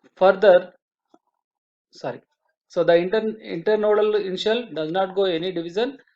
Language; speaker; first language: English; non-native, local second language; Telugu